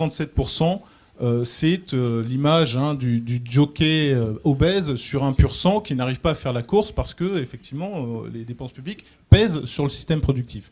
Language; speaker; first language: French; native; French